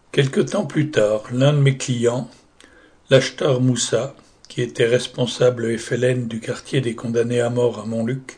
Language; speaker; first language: French; native; French